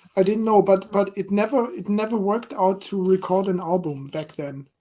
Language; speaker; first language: English; non-native, fluent; German